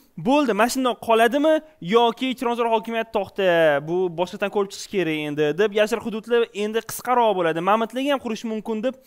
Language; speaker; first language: Uzbek; native; Uzbek